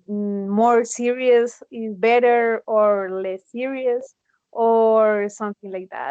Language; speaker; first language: English; non-native, learner; Spanish